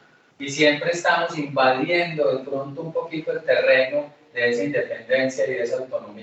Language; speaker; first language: Spanish; native; Spanish